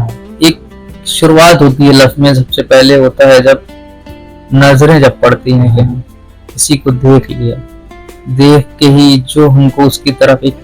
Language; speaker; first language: Hindi; native; Hindi